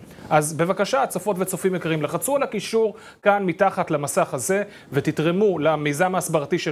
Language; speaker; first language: Hebrew; native; Hebrew